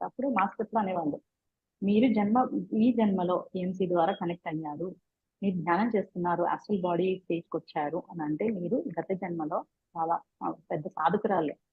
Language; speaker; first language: Telugu; native; Telugu